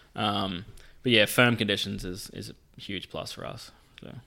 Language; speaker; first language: English; native; English